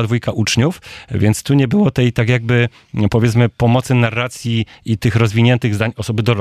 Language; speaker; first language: Polish; native; Polish